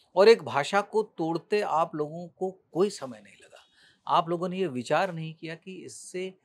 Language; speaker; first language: Hindi; native; Hindi